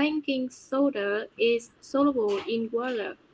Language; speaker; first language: English; non-native, fluent; Vietnamese